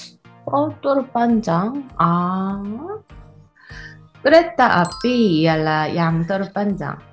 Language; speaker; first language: Indonesian; non-native, learner; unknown